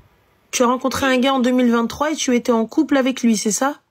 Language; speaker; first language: French; native; French